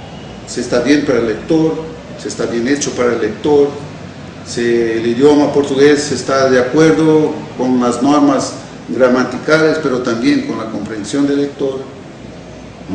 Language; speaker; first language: Spanish; non-native, fluent; Portuguese